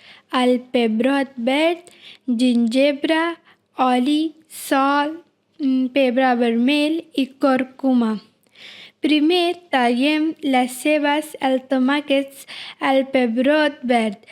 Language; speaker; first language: Catalan; non-native, learner; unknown